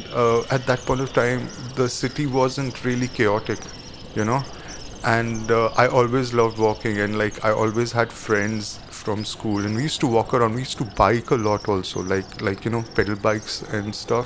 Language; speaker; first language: English; non-native, local second language; Hindi